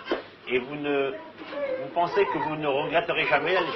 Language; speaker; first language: French; native; French